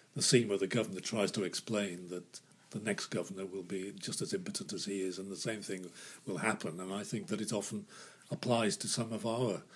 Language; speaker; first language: English; native; English